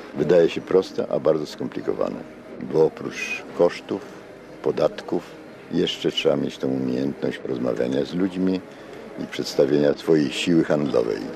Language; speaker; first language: Polish; native; Polish